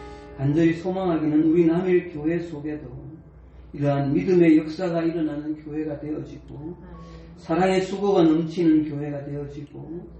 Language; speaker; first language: Korean; native; Korean